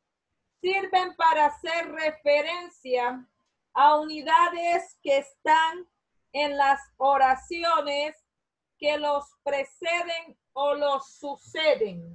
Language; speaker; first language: Spanish; non-native, fluent; Portuguese